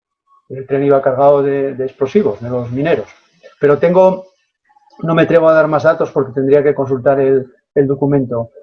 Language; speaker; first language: Spanish; native; Spanish